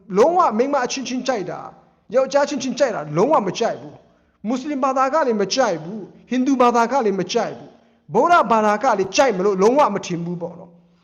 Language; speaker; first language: Burmese; non-native, local second language; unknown